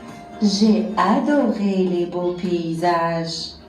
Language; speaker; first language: French; non-native, learner; Arabic